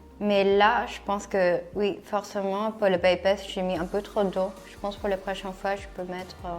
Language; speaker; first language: French; non-native, fluent; Cantonese